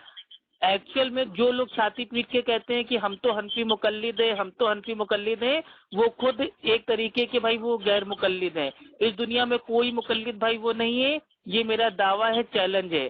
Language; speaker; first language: Hindi; native; Hindi